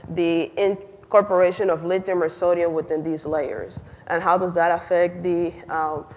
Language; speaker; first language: English; non-native, fluent; Spanish